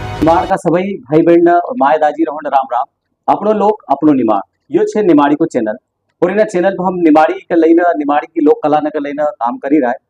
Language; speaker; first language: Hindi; native; Hindi